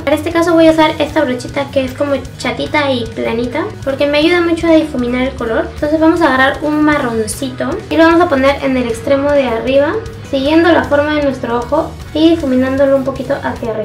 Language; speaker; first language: Spanish; native; Spanish